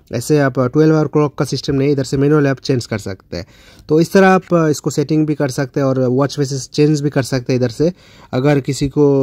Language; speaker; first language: Hindi; non-native, local second language; Bangla